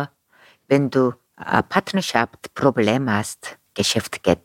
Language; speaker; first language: German; non-native, fluent; Korean